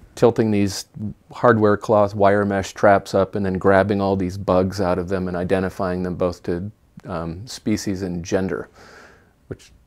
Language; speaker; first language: English; native; English